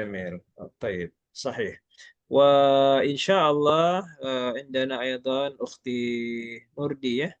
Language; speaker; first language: Arabic; non-native, fluent; Malay